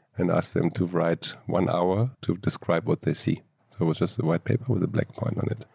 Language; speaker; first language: English; non-native, fluent; German